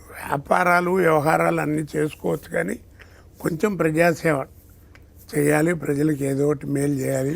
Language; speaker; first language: Telugu; native; Telugu